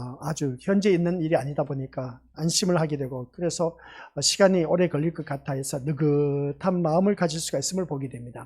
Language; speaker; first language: Korean; native; Korean